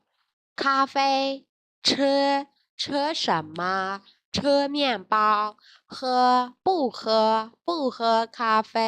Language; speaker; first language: Chinese; non-native, fluent; Burmese